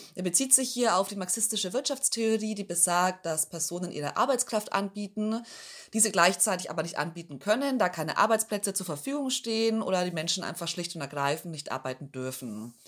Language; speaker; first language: German; native; German